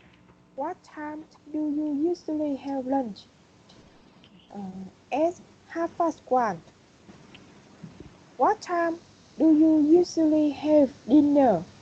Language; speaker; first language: English; non-native, learner; Vietnamese